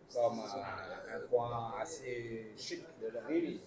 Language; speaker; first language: French; non-native, fluent; Vietnamese